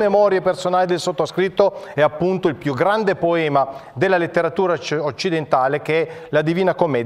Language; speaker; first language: Italian; native; Italian